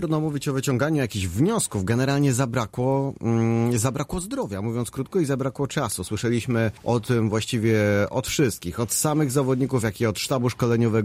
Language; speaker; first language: Polish; native; Polish